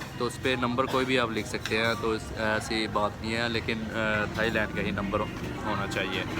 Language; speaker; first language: Urdu; non-native, local second language; Punjabi